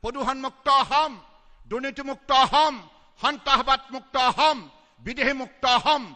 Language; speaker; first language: Hindi; non-native, local second language; Assamese